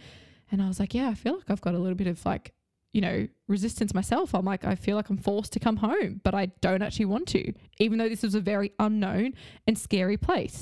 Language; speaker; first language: English; native; English